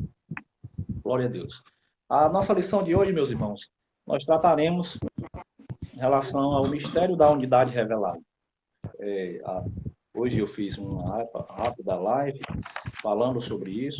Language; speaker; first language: Portuguese; native; Portuguese